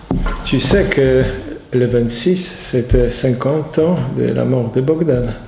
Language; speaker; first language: French; non-native, fluent; Polish